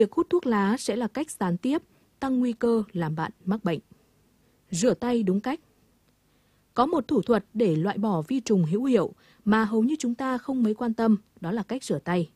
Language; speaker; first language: Vietnamese; native; Vietnamese